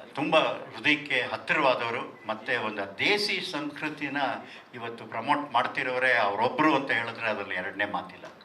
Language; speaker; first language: Kannada; non-native, local second language; Tulu